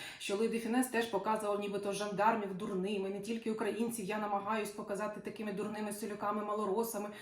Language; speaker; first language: Ukrainian; non-native, local second language; Russian